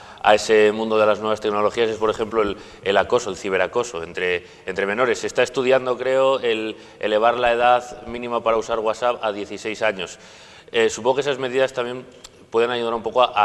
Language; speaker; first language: Spanish; native; Spanish